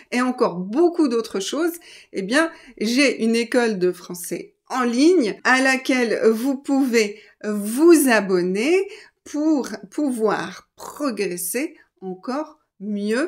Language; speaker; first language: French; native; French